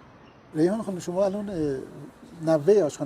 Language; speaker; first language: Persian; native; Persian